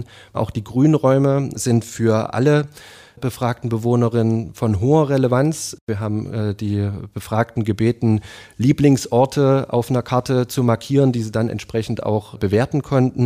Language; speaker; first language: German; native; German